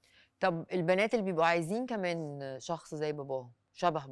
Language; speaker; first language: Arabic; native; Arabic